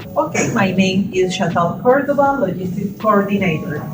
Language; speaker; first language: English; non-native, fluent; Spanish